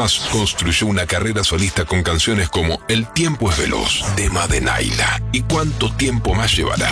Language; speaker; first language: Spanish; native; Spanish